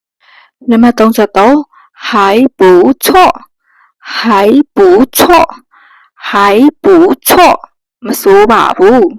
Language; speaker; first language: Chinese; non-native, fluent; Burmese